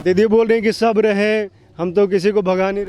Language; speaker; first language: Hindi; native; Hindi